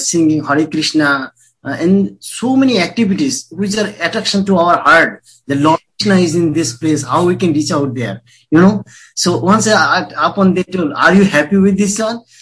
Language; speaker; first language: English; non-native, local second language; Hindi